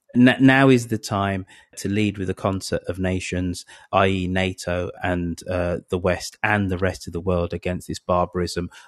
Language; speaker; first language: English; native; English